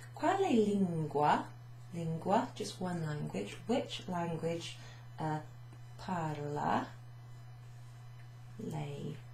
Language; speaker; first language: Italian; non-native, fluent; English